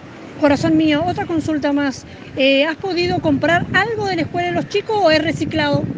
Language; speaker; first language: Spanish; native; Spanish